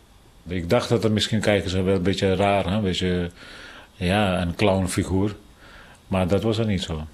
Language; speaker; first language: Dutch; non-native, fluent; Tibetan